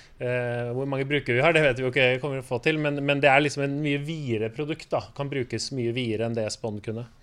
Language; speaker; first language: Norwegian; native; Norwegian